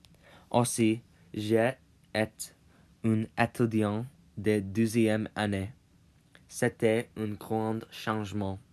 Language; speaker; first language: French; non-native, learner; English